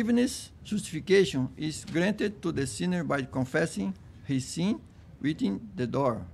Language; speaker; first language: English; non-native, fluent; Portuguese